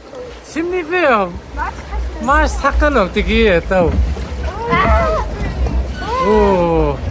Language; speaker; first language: Arabic; native; Arabic